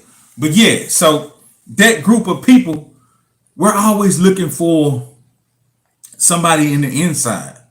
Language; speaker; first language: English; native; English